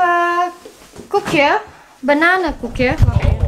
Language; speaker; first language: Dutch; non-native, learner; Indonesian